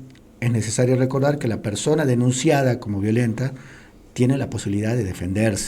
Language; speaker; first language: Spanish; native; Spanish